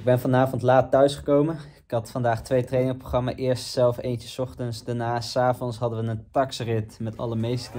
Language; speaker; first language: Dutch; native; Dutch